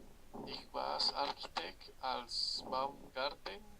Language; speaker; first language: German; non-native, learner; Spanish